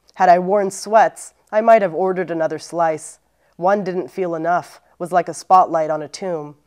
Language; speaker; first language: English; native; English